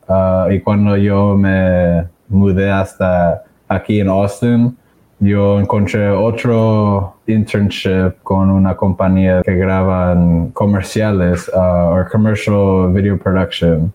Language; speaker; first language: Spanish; early bilingual, other home language; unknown